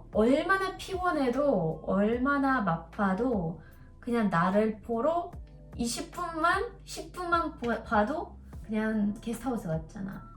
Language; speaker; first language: Korean; non-native, learner; Russian